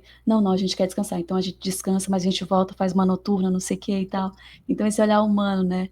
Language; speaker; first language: Portuguese; native; Portuguese